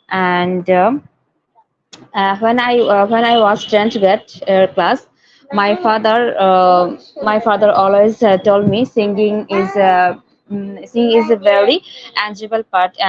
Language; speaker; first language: English; non-native, learner; Bangla